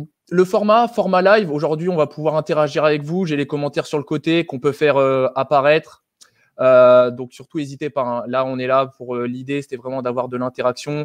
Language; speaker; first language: French; native; French